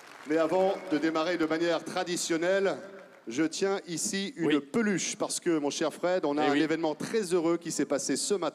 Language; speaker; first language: French; native; French